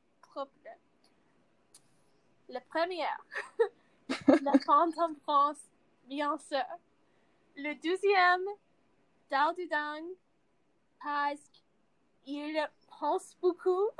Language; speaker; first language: French; non-native, learner; English